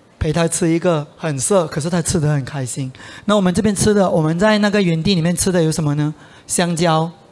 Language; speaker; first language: Chinese; native; Chinese